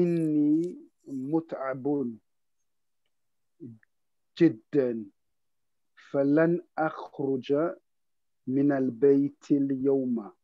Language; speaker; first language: Arabic; non-native, learner; English